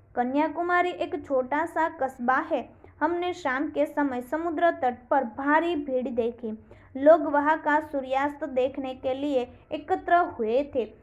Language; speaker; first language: Hindi; non-native, local second language; Gujarati